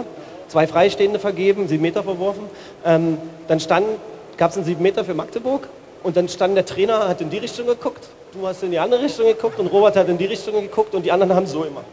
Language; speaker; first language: German; native; German